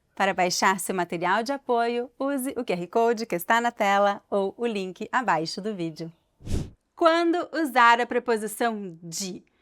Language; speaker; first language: Portuguese; native; Portuguese